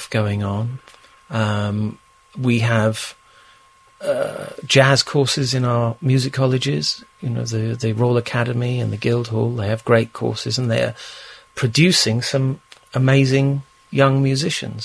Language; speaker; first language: English; native; English